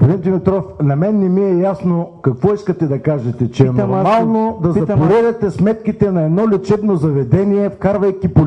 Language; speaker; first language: Bulgarian; native; Bulgarian